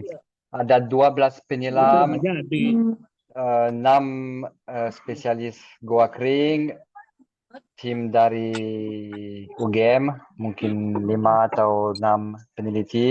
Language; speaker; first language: Indonesian; non-native, fluent; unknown